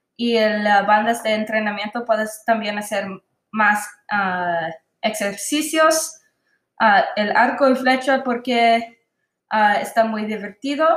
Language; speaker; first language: Spanish; non-native, learner; English